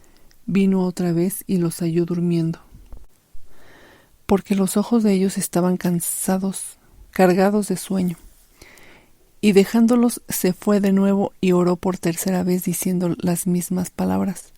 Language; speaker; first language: Spanish; native; Spanish